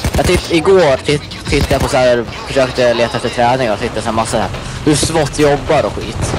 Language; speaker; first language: Swedish; native; Swedish